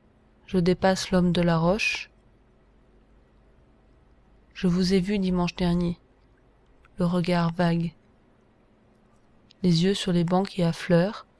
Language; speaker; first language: French; native; French